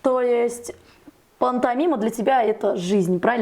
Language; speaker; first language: Russian; native; Russian